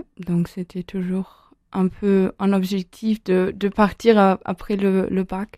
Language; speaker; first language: French; non-native, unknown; German